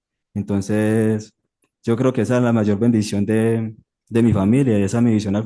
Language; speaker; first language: Spanish; native; Spanish